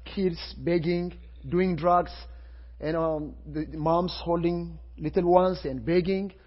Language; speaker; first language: English; non-native, fluent; Amharic